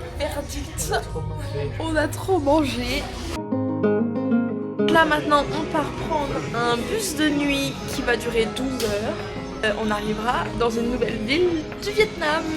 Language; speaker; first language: French; native; French